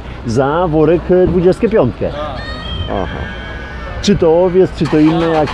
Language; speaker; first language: Polish; native; Polish